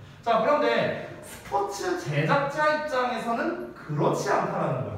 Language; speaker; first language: Korean; native; Korean